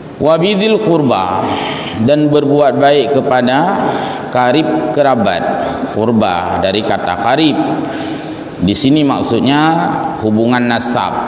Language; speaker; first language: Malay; non-native, local second language; Achinese